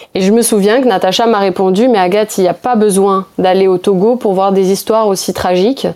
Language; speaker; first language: French; native; French